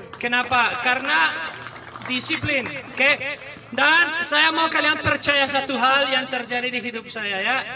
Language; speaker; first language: Indonesian; non-native, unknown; Spanish